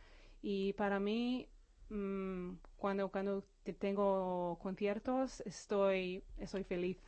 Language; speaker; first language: Spanish; non-native, fluent; Hebrew